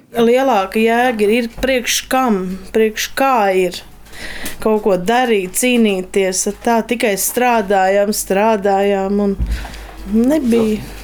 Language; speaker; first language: Latvian; native; Latvian